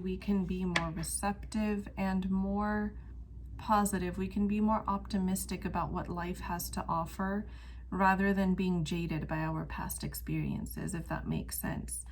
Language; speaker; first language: English; native; English